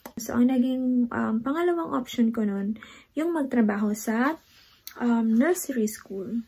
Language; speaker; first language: Filipino; non-native, local second language; Waray